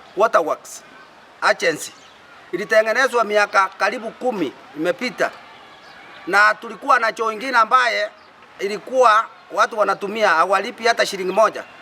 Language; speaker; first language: Swahili; non-native, local second language; Gusii